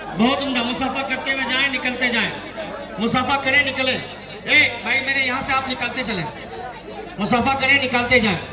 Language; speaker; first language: Urdu; native; Urdu